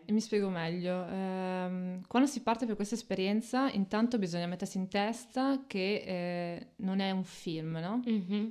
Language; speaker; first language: Italian; native; Italian